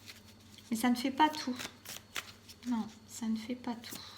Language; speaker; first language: French; native; French